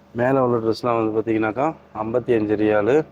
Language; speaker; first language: Tamil; native; Tamil